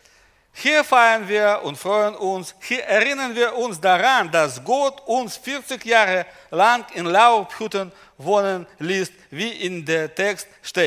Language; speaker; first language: German; non-native, learner; Russian